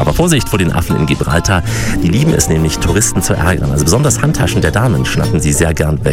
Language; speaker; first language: German; native; German